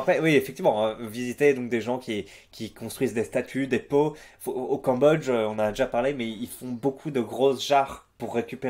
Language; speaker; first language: French; native; French